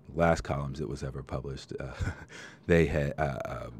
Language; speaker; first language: English; native; English